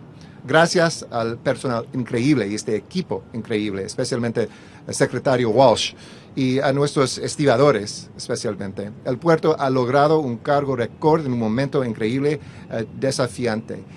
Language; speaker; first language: Spanish; early bilingual, heritage; English